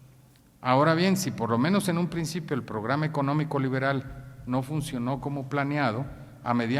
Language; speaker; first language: Spanish; native; Spanish